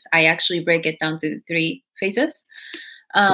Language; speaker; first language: English; non-native, fluent; Japanese